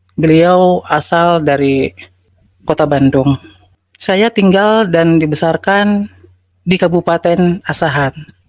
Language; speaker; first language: Indonesian; native; Indonesian